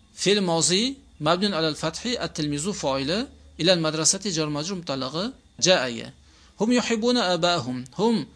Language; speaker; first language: Arabic; non-native, fluent; Uzbek